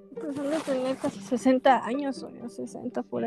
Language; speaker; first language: Spanish; native; Spanish